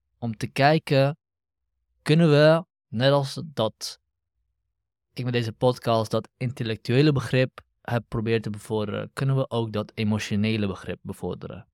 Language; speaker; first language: Dutch; early bilingual, other home language; Kurdish